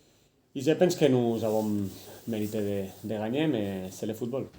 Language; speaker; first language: French; non-native, fluent; Spanish